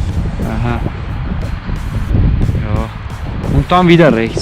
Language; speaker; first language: German; non-native, learner; Turkish